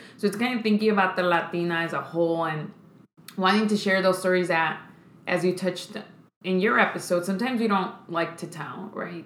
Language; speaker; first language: English; early bilingual, other home language; Spanish